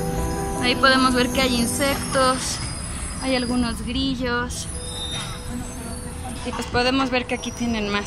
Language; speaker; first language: Spanish; native; Spanish